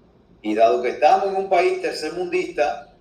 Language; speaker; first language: Spanish; native; Spanish